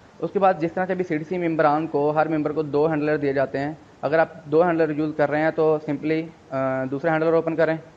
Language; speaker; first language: Urdu; non-native, local second language; Punjabi